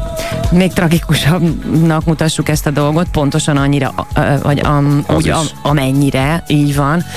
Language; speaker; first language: Hungarian; native; Hungarian